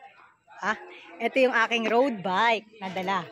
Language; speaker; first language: Filipino; native; Filipino